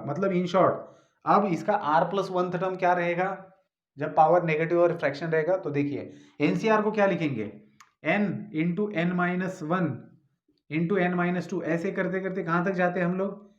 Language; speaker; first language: Hindi; native; Hindi